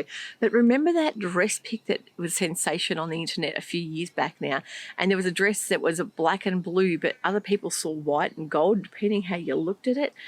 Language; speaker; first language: English; native; English